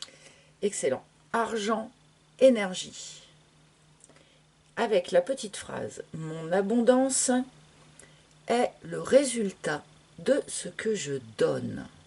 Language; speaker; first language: French; native; French